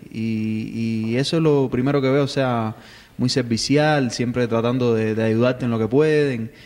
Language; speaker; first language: Spanish; native; Spanish